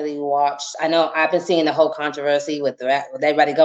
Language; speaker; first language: English; native; English